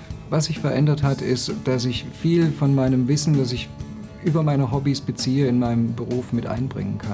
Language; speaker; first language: German; native; German